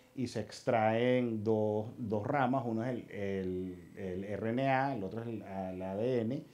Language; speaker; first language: Spanish; early bilingual, heritage; Spanish